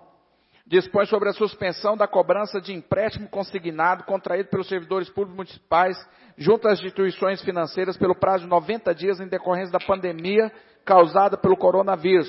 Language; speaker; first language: Portuguese; native; Portuguese